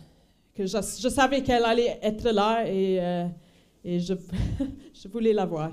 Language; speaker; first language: French; non-native, fluent; Afrikaans